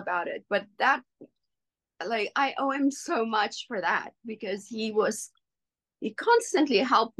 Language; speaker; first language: English; non-native, local second language; Afrikaans